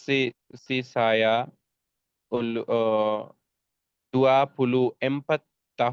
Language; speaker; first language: Indonesian; non-native, learner; Bangla